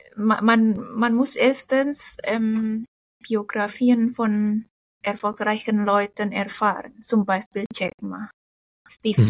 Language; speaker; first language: German; non-native, fluent; Indonesian